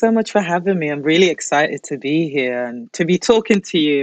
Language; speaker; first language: English; native; English